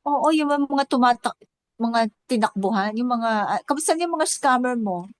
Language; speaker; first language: Filipino; native; Filipino